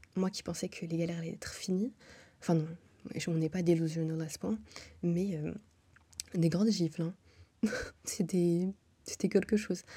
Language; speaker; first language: French; native; French